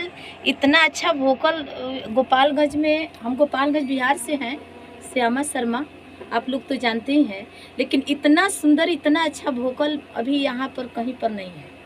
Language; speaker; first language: Hindi; non-native, local second language; Bhojpuri